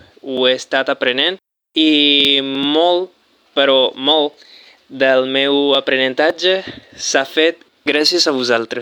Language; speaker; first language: Catalan; non-native, fluent; Spanish